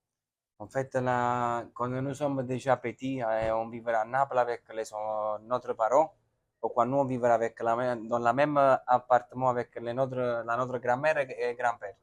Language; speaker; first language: French; non-native, learner; Italian